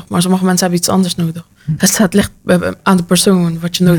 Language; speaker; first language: Dutch; early bilingual, other home language; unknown